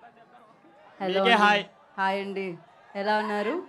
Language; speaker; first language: Telugu; native; Telugu